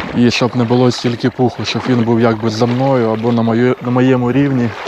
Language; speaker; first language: Ukrainian; non-native, local second language; Russian